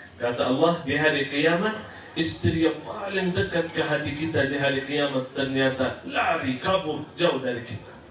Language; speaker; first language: Malay; non-native, fluent; Arabic